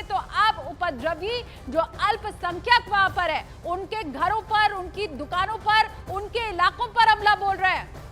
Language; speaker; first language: Hindi; native; Hindi